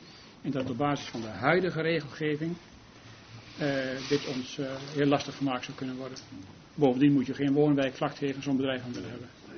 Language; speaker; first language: Dutch; native; Dutch